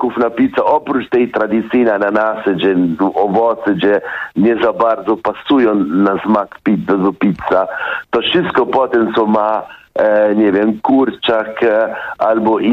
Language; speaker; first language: Polish; non-native, fluent; Italian